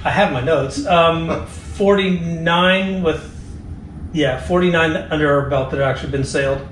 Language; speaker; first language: English; native; English